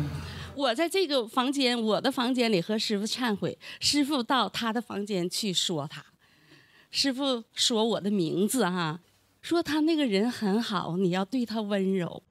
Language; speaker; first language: Chinese; native; Chinese